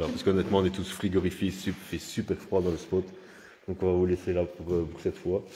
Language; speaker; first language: French; native; French